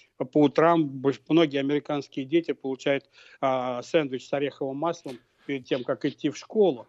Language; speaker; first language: Russian; native; Russian